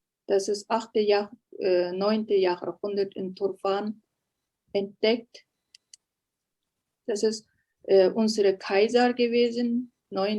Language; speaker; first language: German; non-native, learner; Uyghur